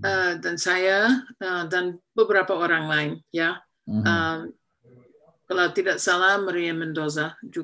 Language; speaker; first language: Indonesian; non-native, fluent; English